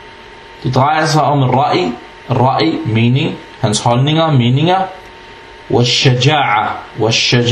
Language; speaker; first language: Danish; non-native, fluent; Arabic